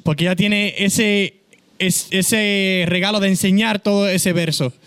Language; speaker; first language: Spanish; native; Spanish